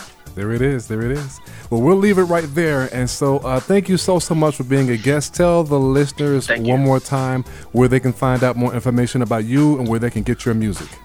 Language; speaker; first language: English; native; English